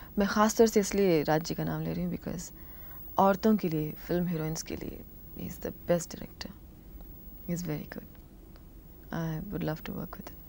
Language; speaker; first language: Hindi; non-native, local second language; Telugu